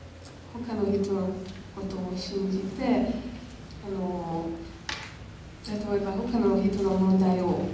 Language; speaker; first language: Japanese; non-native, learner; Hungarian